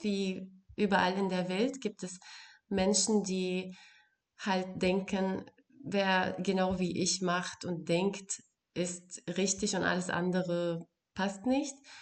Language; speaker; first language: German; non-native, fluent; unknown